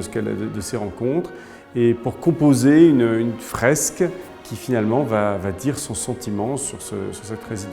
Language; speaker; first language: French; native; French